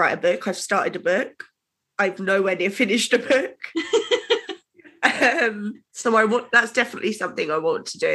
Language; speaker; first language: English; native; English